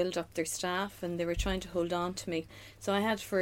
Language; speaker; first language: English; native; English